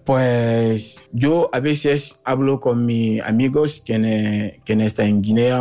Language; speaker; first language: Spanish; non-native, learner; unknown